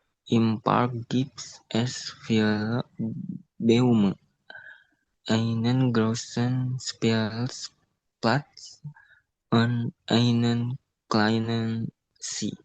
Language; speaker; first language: German; non-native, learner; Indonesian